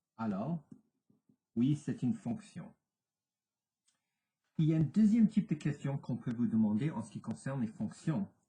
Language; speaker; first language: French; non-native, local second language; English